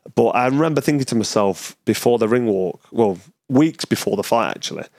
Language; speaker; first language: English; native; English